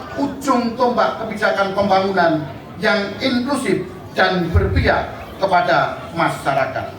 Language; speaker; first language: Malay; non-native, local second language; Javanese